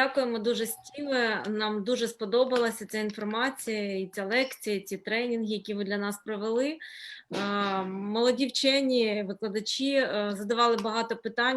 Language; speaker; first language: Ukrainian; native; Ukrainian